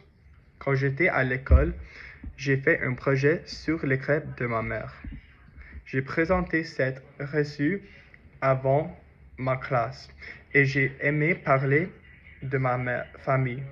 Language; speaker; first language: French; non-native, learner; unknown